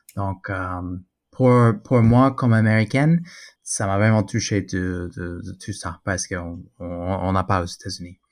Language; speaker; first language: French; non-native, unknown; English